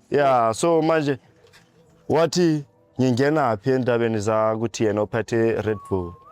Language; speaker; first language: Zulu; native; Zulu